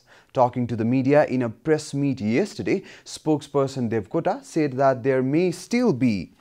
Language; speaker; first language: English; non-native, fluent; Nepali